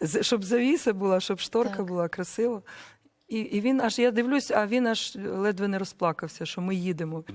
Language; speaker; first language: Ukrainian; native; Ukrainian